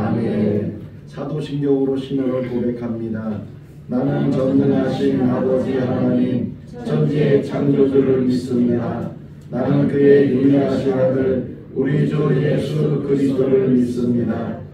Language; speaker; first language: Korean; native; Korean